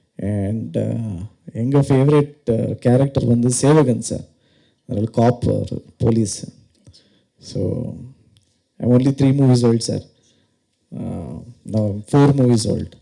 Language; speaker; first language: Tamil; non-native, learner; Kannada